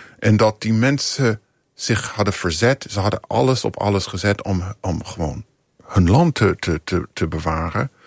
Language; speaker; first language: Dutch; non-native, fluent; English